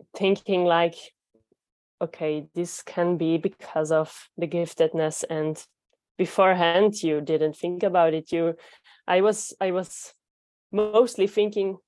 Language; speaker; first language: English; non-native, fluent; Dutch